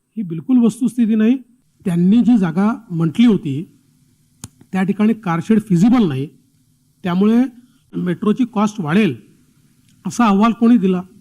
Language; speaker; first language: Marathi; native; Marathi